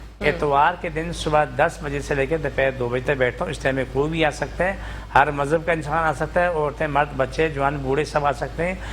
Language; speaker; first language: Urdu; non-native, local second language; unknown